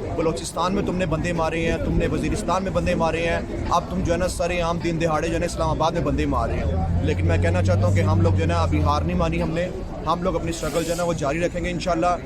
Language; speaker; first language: Urdu; native; Urdu